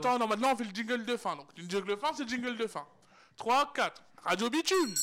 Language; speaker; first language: French; native; French